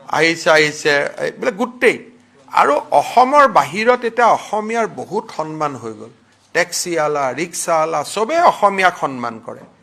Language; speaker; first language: Assamese; native; Assamese